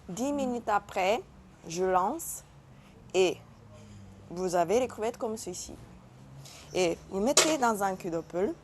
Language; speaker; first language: French; non-native, learner; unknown